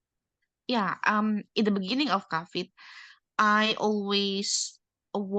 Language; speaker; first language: English; non-native, learner; Indonesian